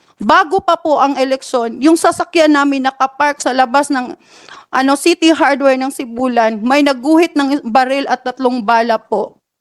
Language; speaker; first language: Filipino; non-native, local second language; Cebuano